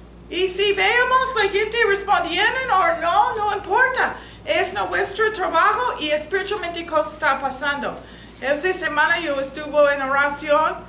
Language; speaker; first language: Spanish; non-native, learner; English